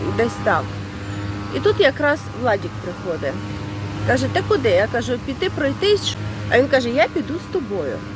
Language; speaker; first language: Ukrainian; non-native, local second language; Russian